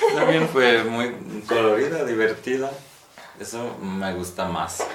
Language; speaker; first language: Spanish; non-native, fluent; Polish